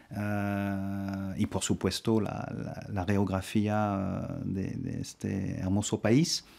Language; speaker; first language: Spanish; non-native, fluent; French